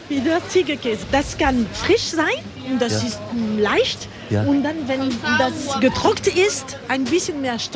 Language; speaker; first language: German; non-native, fluent; French